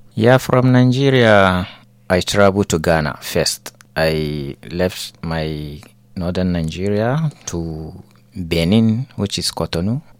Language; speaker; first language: English; non-native, local second language; Hausa